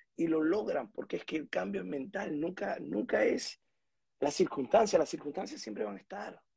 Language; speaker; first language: Spanish; native; Spanish